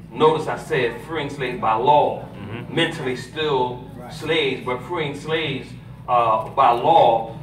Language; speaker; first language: English; native; English